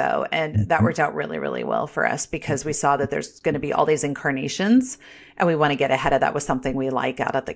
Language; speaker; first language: English; native; English